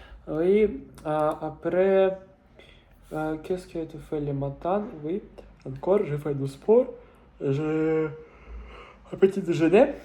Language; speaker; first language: French; non-native, learner; Russian